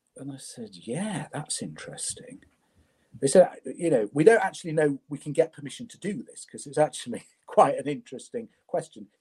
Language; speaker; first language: English; native; English